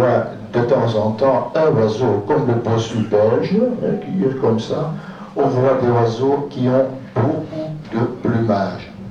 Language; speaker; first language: French; non-native, local second language; Dutch